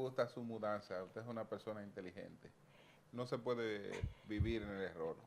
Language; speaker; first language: Spanish; native; Spanish